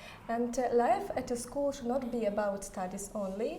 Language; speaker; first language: English; non-native, fluent; Ukrainian